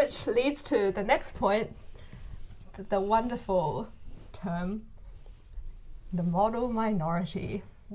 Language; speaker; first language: English; native; English